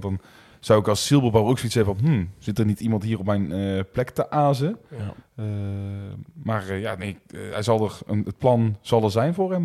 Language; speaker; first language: Dutch; native; Dutch